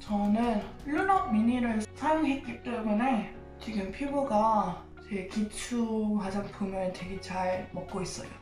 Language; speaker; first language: Korean; non-native, fluent; English